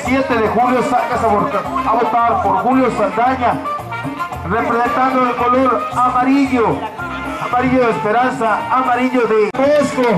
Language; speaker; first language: Spanish; native; Spanish